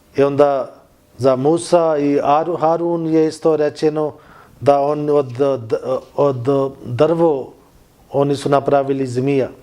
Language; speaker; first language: Bosnian; non-native, learner; Urdu